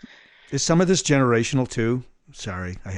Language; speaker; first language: English; native; English